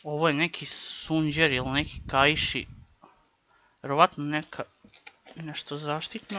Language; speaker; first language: Croatian; native; Croatian